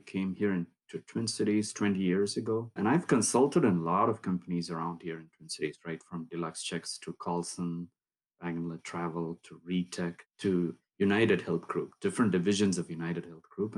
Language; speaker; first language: English; non-native, local second language; Tamil